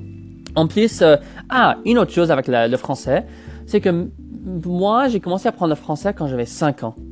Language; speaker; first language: French; non-native, local second language; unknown